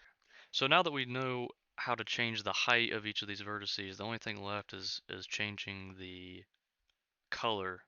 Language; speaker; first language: English; native; English